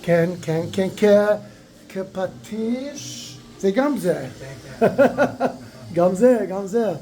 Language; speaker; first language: Hebrew; non-native, fluent; English